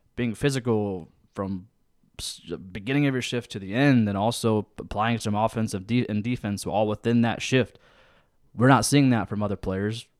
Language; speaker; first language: English; native; English